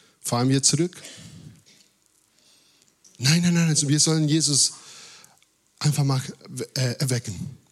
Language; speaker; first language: German; non-native, fluent; Spanish